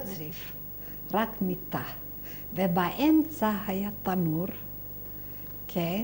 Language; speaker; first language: Hebrew; non-native, fluent; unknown